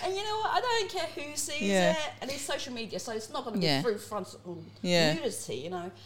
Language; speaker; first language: English; early bilingual, other home language; Cantonese